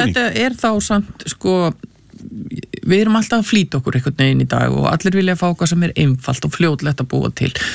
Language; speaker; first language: Icelandic; native; Icelandic